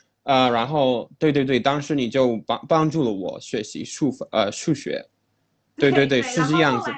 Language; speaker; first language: Chinese; non-native, fluent; English